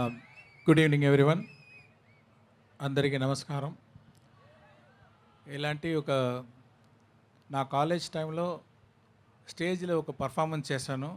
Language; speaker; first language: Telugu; non-native, fluent; Tamil